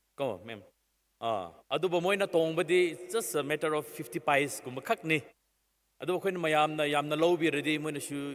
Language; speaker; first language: Manipuri; non-native, local second language; Tangkhul Naga (India)